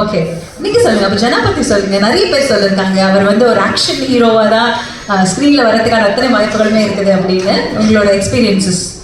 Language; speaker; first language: Tamil; native; Tamil